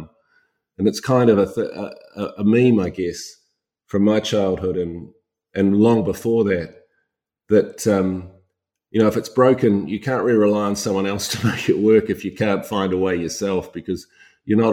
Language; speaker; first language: English; native; English